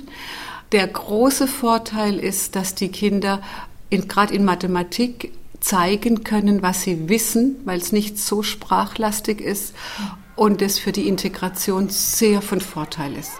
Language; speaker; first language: German; native; German